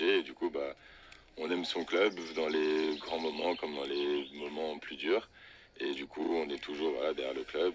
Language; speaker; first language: French; native; French